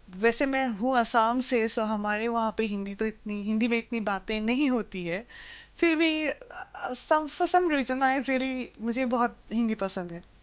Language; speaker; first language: Hindi; non-native, local second language; Assamese